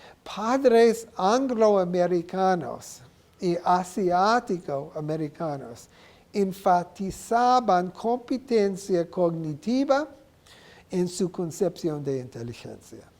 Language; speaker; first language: Spanish; non-native, learner; English